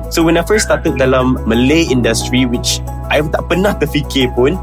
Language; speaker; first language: Malay; native; Malay